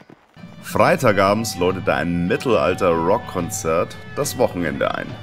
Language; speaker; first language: German; native; German